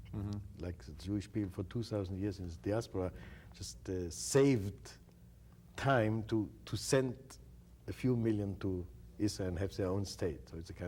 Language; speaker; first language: English; non-native, fluent; German